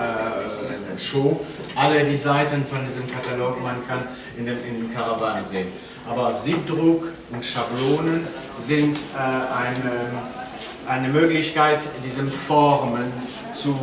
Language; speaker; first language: German; non-native, fluent; French